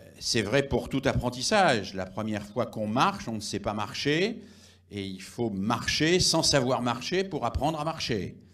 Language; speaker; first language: French; native; French